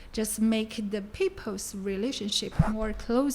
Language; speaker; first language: English; non-native, learner; Chinese